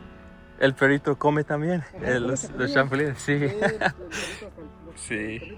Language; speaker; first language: Spanish; non-native, learner; English